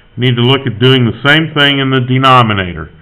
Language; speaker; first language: English; native; English